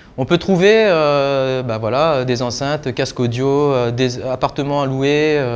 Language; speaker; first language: French; native; French